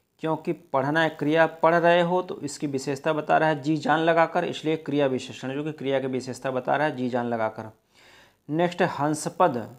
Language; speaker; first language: Hindi; native; Hindi